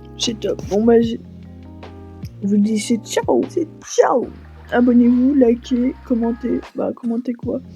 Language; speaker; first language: French; native; French